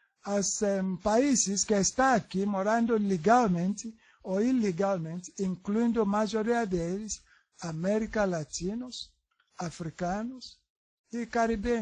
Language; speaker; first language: Portuguese; non-native, learner; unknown